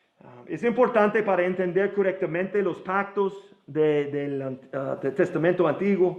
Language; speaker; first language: Spanish; non-native, learner; English